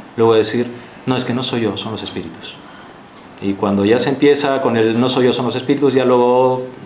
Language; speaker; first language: Spanish; native; Spanish